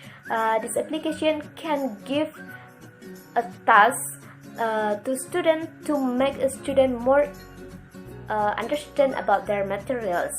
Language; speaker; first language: English; non-native, learner; Indonesian